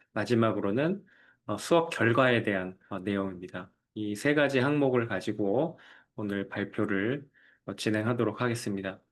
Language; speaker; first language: Korean; native; Korean